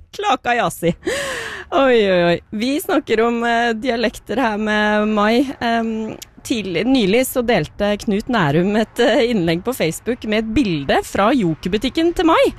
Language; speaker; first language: Norwegian; native; Norwegian